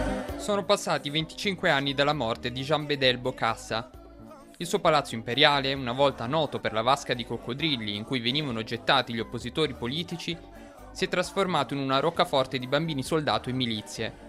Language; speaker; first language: Italian; native; Italian